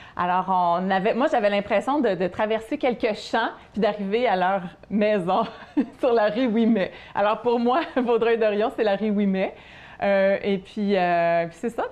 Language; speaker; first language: French; native; French